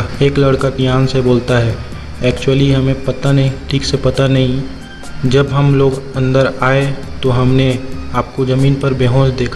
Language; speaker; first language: Hindi; native; Hindi